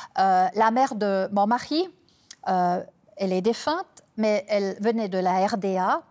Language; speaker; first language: French; non-native, fluent; German